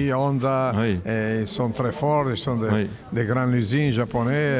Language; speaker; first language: French; non-native, fluent; Italian